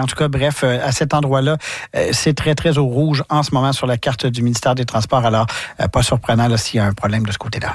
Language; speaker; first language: French; native; French